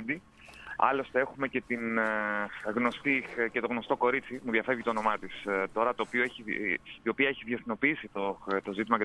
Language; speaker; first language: Greek; native; Greek